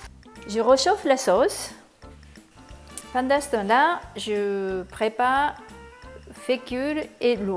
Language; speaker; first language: French; non-native, fluent; Japanese